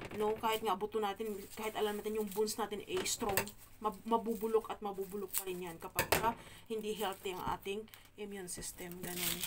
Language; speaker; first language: Filipino; non-native, local second language; Cebuano